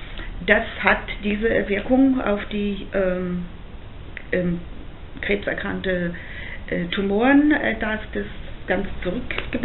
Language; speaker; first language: German; non-native, fluent; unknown